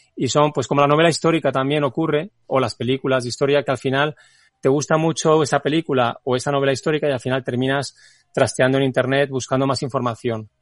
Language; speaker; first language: Spanish; native; Spanish